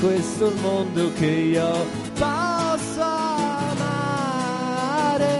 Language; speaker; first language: Italian; native; Italian